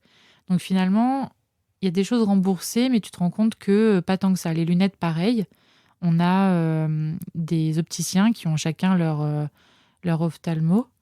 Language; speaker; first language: French; native; French